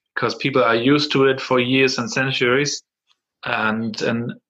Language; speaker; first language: English; non-native, fluent; German